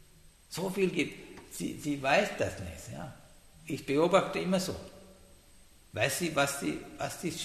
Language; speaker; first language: German; non-native, learner; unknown